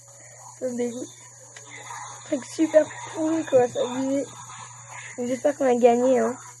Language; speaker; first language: French; native; French